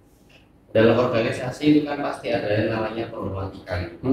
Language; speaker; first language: Indonesian; native; Indonesian